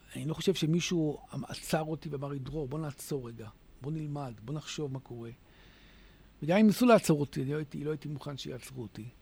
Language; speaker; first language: Hebrew; native; Hebrew